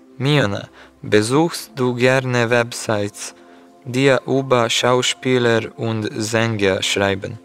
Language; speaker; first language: German; non-native, learner; Serbian